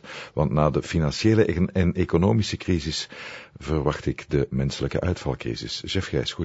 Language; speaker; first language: Dutch; native; Dutch